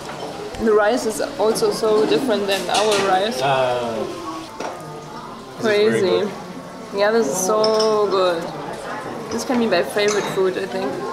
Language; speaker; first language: English; non-native, fluent; German